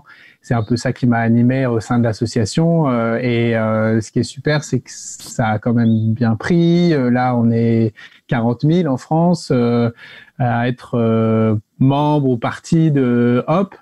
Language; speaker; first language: French; native; French